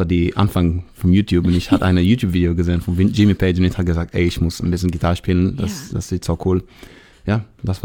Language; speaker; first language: German; non-native, learner; Hebrew